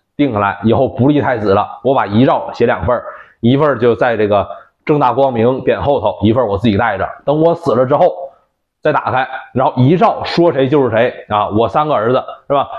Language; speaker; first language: Chinese; native; Chinese